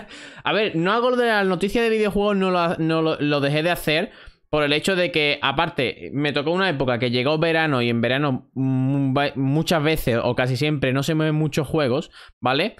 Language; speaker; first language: Spanish; native; Spanish